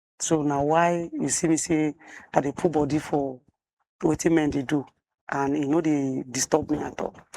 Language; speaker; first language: Nigerian Pidgin; non-native, local second language; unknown